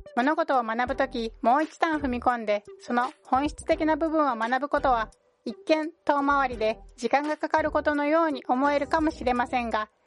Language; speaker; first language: Japanese; early bilingual, heritage; Japanese